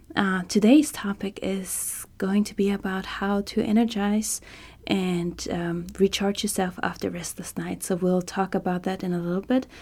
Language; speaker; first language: English; non-native, fluent; German